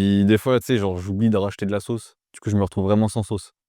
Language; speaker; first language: French; native; French